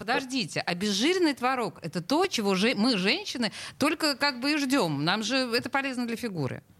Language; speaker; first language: Russian; native; Russian